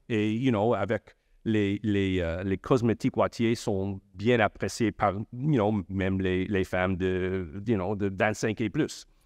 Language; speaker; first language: French; non-native, local second language; English